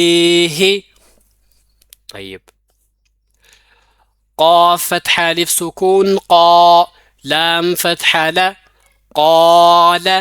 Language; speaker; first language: Arabic; non-native, fluent; Amharic